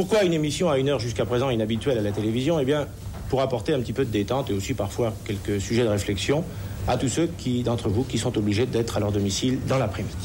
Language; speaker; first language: French; native; French